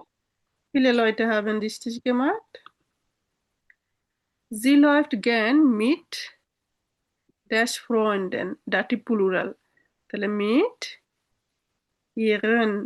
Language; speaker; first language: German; non-native, fluent; Bangla